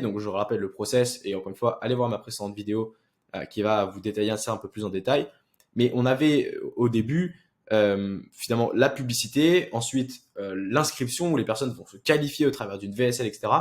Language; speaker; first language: French; native; French